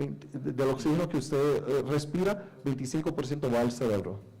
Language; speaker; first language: Spanish; native; Spanish